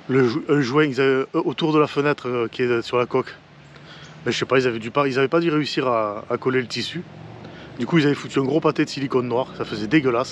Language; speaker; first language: French; native; French